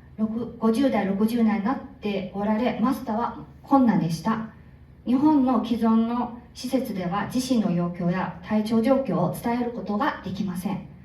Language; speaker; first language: Japanese; non-native, fluent; Korean